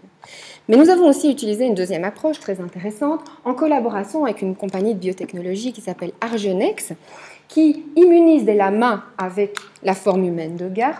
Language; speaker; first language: French; native; French